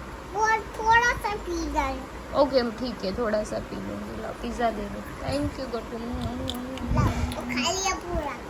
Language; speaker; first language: Hindi; non-native, local second language; Gujarati